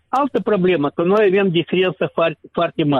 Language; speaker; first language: Romanian; non-native, local second language; Russian